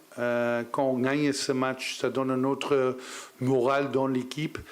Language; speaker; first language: French; non-native, learner; Dutch